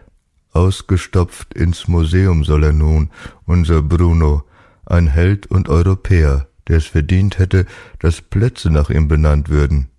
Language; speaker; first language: German; native; German